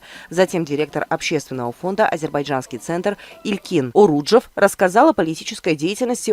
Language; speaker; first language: Russian; native; Russian